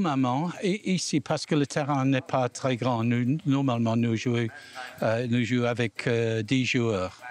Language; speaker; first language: French; non-native, learner; English